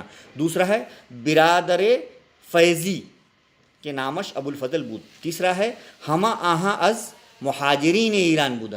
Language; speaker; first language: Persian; non-native, local second language; Urdu